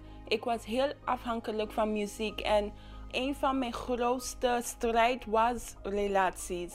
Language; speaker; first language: Dutch; non-native, local second language; English